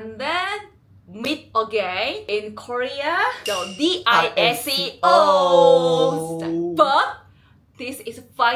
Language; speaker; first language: English; non-native, learner; Korean